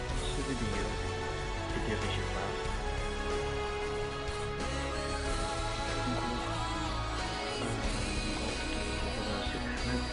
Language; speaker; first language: French; non-native, learner; Arabic